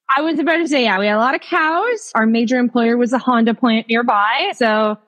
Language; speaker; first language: English; native; English